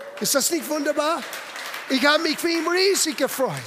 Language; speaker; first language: German; non-native, fluent; English